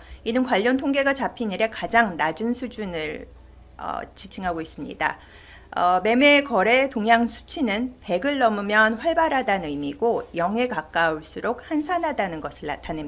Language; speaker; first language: Korean; native; Korean